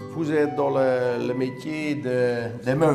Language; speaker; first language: French; non-native, fluent; Dutch